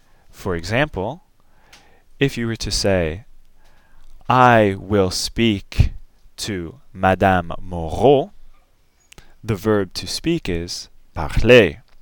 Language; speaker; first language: English; native; English